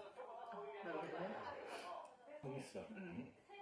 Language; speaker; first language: Japanese; native; Japanese